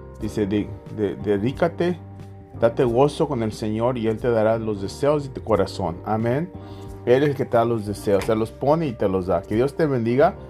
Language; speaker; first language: Spanish; native; Spanish